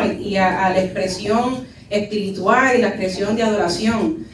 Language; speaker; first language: Spanish; early bilingual, heritage; Spanish